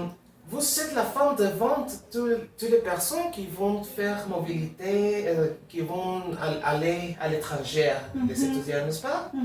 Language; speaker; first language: French; non-native, learner; Spanish